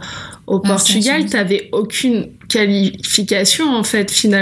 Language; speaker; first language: French; native; French